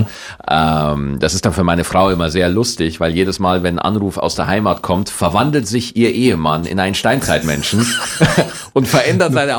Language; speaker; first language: German; native; German